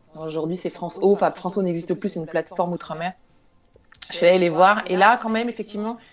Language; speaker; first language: French; native; French